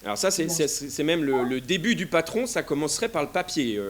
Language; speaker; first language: French; native; French